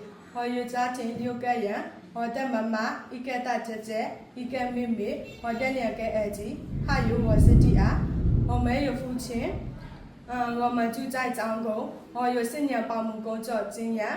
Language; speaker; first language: Chinese; non-native, learner; Burmese